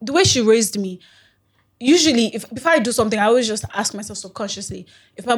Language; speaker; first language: English; non-native, local second language; Yoruba